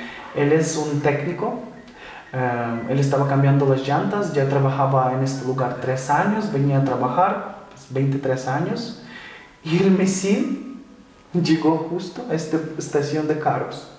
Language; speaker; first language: Spanish; non-native, fluent; Ukrainian